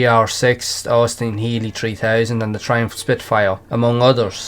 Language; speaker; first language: English; native; English